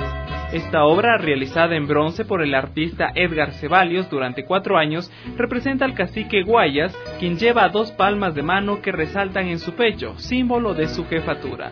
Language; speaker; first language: Spanish; native; Spanish